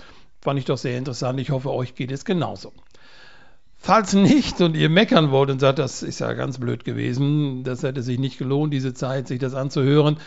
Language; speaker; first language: German; native; German